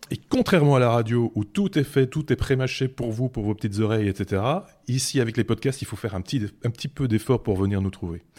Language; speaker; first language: French; native; French